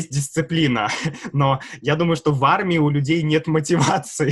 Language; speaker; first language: Russian; native; Russian